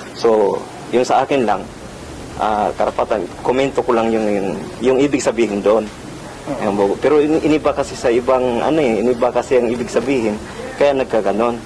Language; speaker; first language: Filipino; non-native, local second language; Cebuano